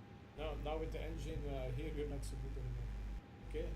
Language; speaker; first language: English; non-native, learner; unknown